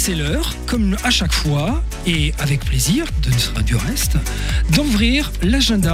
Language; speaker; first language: French; native; French